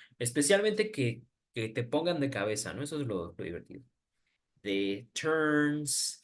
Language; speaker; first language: Spanish; native; Spanish